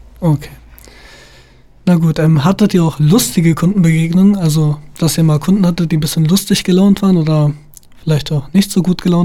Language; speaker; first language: German; native; German